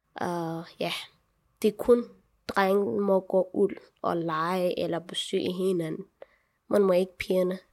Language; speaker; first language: Danish; non-native, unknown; Tigrinya